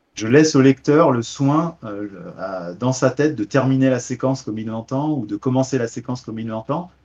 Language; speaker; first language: French; native; French